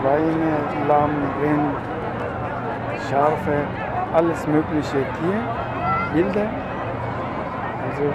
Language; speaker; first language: German; non-native, learner; Turkish